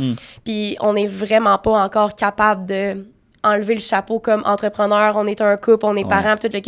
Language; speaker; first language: French; native; French